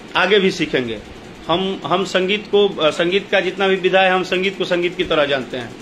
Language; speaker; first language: Hindi; non-native, local second language; Bhojpuri